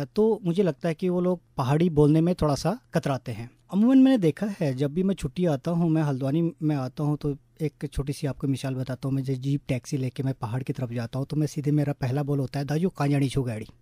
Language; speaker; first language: Hindi; non-native, local second language; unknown